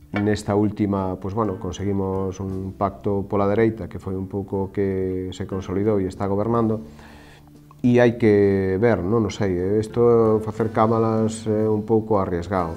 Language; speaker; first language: Galician; native; Galician